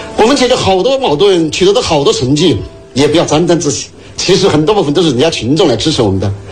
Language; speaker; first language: Chinese; native; Chinese